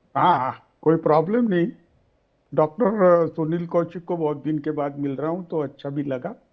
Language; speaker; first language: Hindi; non-native, local second language; Marathi